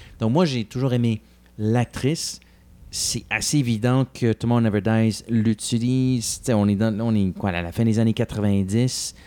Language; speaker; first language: French; native; French